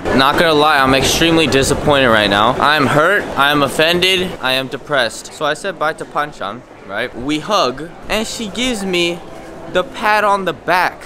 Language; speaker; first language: English; native; English